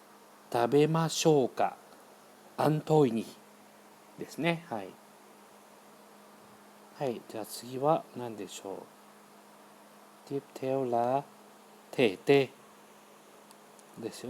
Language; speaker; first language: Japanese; non-native, fluent; Vietnamese